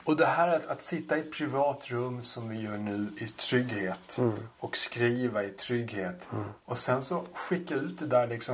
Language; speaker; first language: Swedish; native; Swedish